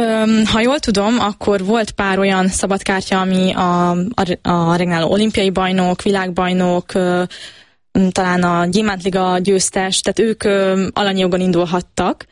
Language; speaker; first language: Hungarian; native; Hungarian